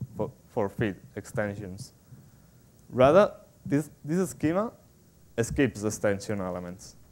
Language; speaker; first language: English; non-native, fluent; Spanish